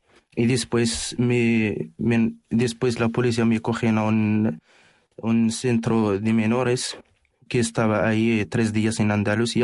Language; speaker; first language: Spanish; non-native, learner; Arabic